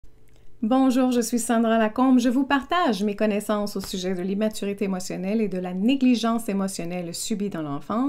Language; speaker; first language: French; native; French